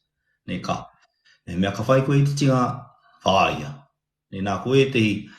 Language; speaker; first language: Māori; non-native, local second language; English